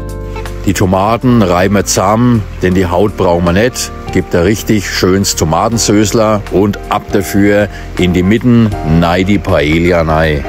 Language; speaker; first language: German; native; German